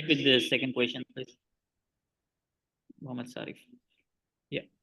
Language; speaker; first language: English; non-native, learner; Indonesian